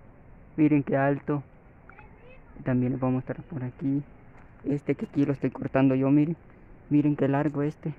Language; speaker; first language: Spanish; native; Spanish